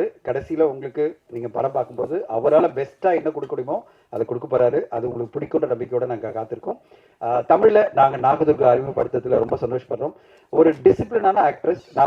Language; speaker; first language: Tamil; native; Tamil